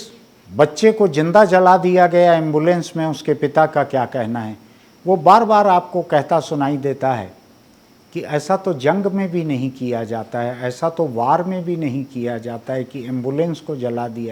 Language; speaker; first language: Hindi; native; Hindi